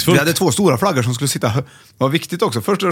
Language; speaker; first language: Swedish; native; Swedish